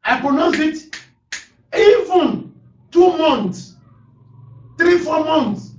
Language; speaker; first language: English; non-native, local second language; Yoruba